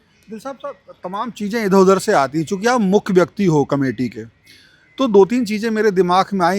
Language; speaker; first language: Hindi; native; Hindi